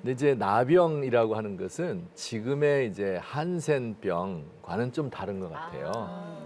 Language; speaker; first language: Korean; native; Korean